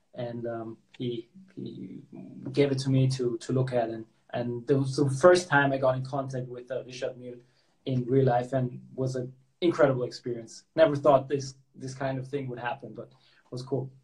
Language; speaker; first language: English; non-native, local second language; German